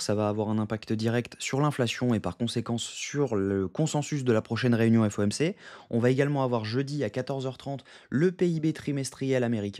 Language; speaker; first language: French; native; French